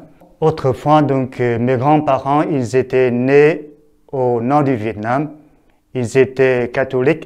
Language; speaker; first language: French; non-native, fluent; Vietnamese